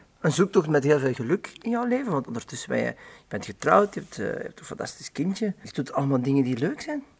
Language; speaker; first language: Dutch; native; Dutch